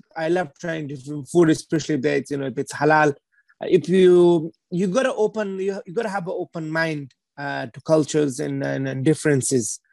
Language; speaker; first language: English; non-native, fluent; Persian